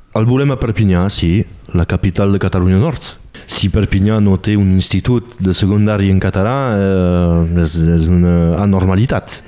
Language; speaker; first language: Catalan; non-native, local second language; French